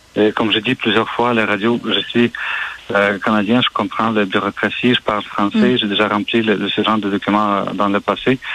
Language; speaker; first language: French; non-native, fluent; Ukrainian